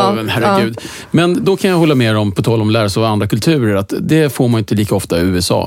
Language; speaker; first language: Swedish; native; Swedish